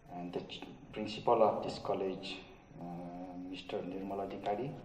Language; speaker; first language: English; non-native, local second language; Nepali